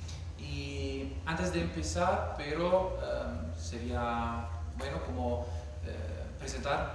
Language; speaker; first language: Spanish; non-native, fluent; Italian